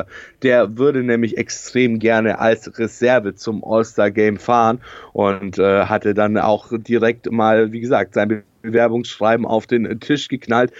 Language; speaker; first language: German; native; German